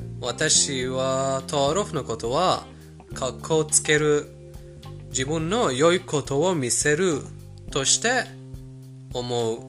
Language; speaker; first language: Japanese; non-native, fluent; Persian